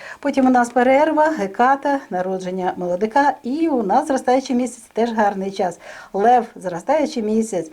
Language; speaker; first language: Ukrainian; native; Ukrainian